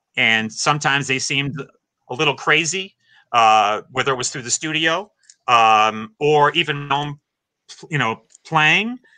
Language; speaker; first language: English; native; English